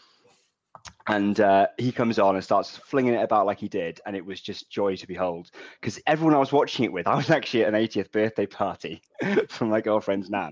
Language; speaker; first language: English; native; English